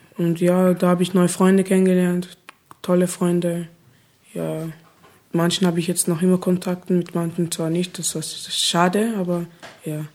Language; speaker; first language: German; early bilingual, other home language; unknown